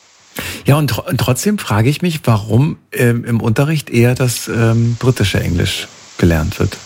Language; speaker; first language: German; native; German